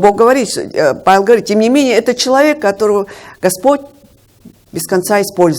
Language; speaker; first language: Russian; native; Russian